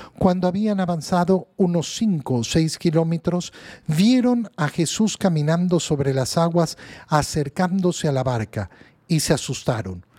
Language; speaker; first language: Spanish; native; Spanish